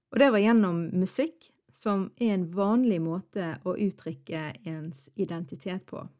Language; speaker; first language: Norwegian; early bilingual, other home language; Arabic